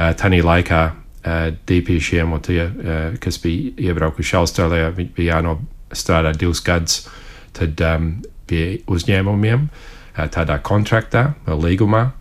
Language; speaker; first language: Latvian; early bilingual, heritage; Latvian